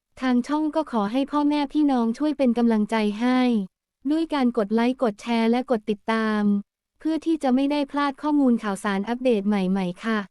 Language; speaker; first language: Thai; native; Thai